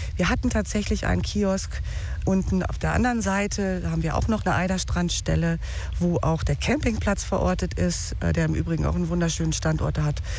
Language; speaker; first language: German; native; German